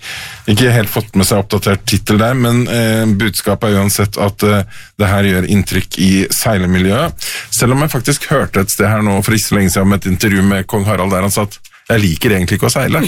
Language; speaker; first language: Norwegian; native; Norwegian